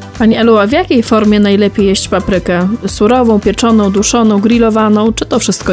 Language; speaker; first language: Polish; native; Polish